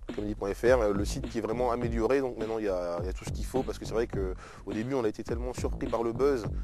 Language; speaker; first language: French; native; French